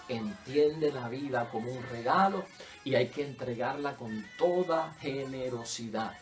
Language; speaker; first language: Spanish; native; Spanish